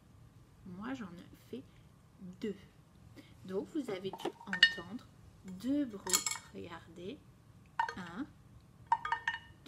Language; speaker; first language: French; native; French